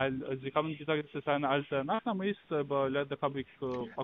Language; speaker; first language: German; non-native, learner; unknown